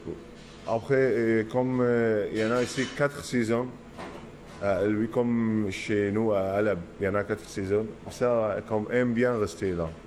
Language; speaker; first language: French; non-native, learner; Arabic